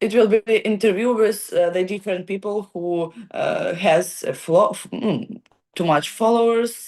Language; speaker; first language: English; non-native, learner; Ukrainian